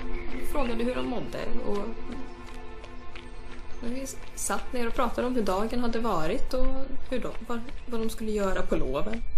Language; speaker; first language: Swedish; native; Swedish